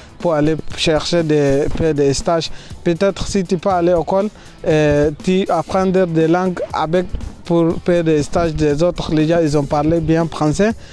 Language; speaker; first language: French; non-native, learner; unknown